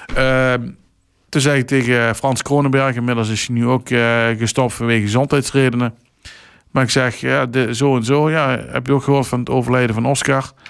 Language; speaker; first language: Dutch; native; Dutch